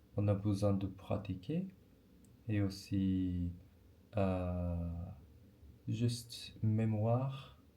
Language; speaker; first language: French; non-native, learner; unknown